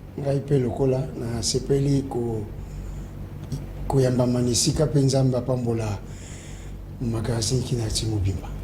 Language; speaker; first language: Lingala; native; Lingala